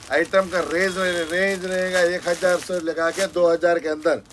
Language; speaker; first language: Hindi; non-native, local second language; Telugu